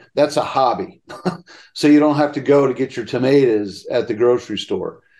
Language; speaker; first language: English; native; English